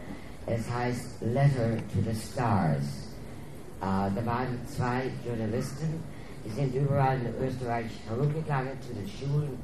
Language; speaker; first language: German; non-native, fluent; English